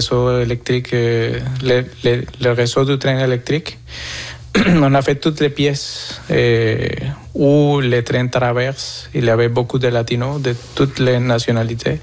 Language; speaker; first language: French; non-native, fluent; Spanish